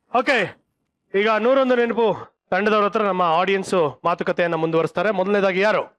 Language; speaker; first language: Kannada; native; Kannada